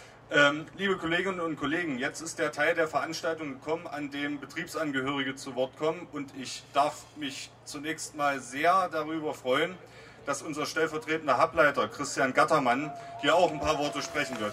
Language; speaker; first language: German; native; German